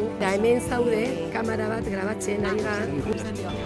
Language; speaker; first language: Basque; non-native, learner; Spanish